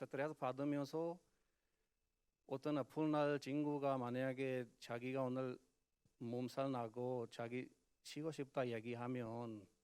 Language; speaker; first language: Korean; non-native, learner; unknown